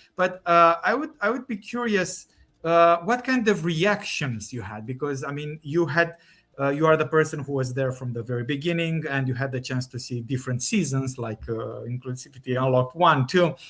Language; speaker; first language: English; non-native, fluent; Romanian